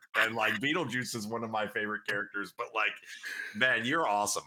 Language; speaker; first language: English; native; English